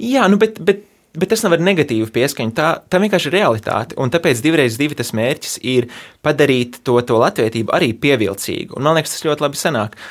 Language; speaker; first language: Latvian; early bilingual, heritage; Latvian